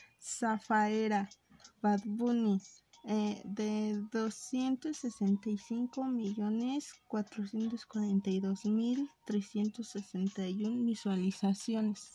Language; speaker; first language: Spanish; native; Spanish